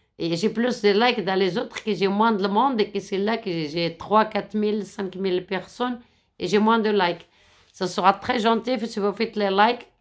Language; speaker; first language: French; non-native, fluent; Arabic